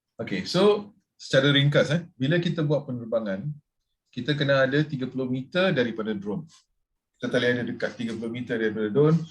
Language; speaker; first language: Malay; non-native, local second language; Tamil